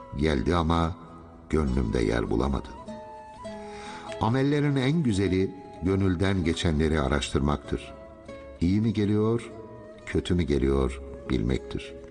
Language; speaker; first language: Turkish; native; Turkish